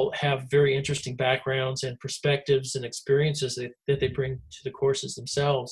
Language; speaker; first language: English; native; English